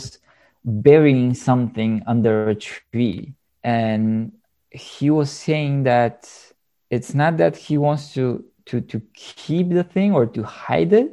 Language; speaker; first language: English; non-native, fluent; Bulgarian